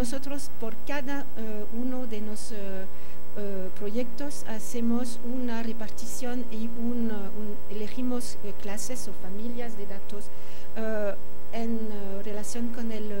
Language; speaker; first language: Spanish; non-native, fluent; French